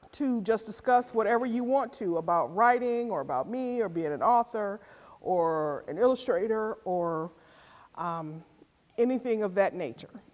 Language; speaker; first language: English; native; English